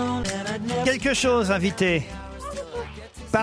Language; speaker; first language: French; native; French